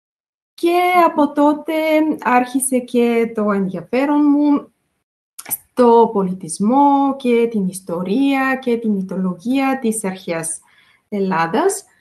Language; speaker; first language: Greek; non-native, fluent; Bulgarian